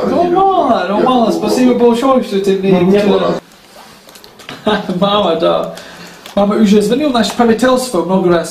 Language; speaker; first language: Russian; non-native, learner; English